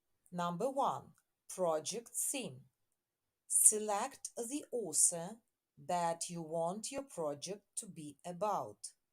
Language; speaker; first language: English; non-native, fluent; Ukrainian